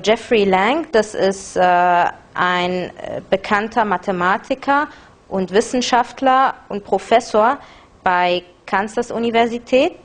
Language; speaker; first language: German; non-native, fluent; Arabic